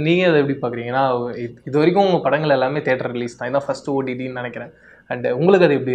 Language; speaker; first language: Tamil; native; Tamil